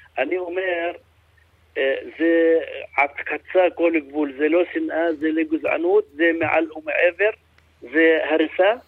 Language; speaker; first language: Hebrew; non-native, local second language; Arabic